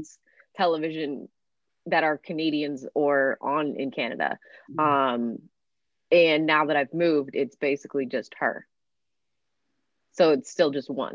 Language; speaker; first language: English; native; English